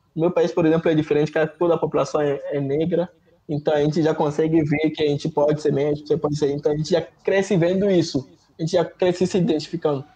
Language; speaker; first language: Portuguese; non-native, fluent; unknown